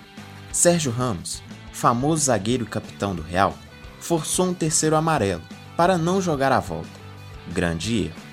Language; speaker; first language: Portuguese; native; Portuguese